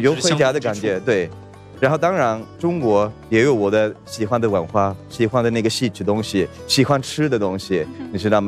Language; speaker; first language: Chinese; non-native, fluent; Swedish